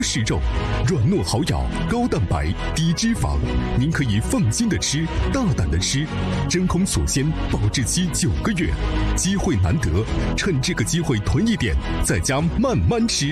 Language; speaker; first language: Chinese; native; Chinese